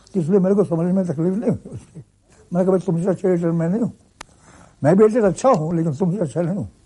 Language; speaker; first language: Hindi; non-native, local second language; Bangla